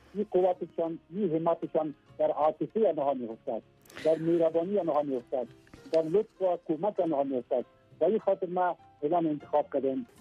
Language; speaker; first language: Persian; non-native, local second language; Pashto